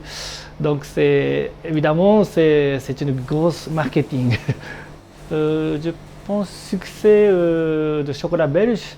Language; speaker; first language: French; non-native, learner; Japanese